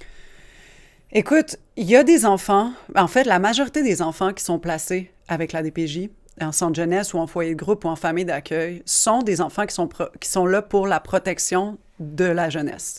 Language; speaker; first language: French; native; French